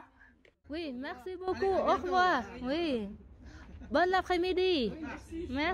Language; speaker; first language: French; non-native, learner; Vietnamese